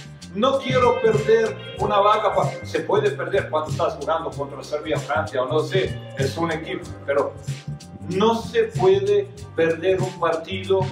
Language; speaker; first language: Spanish; non-native, fluent; Serbian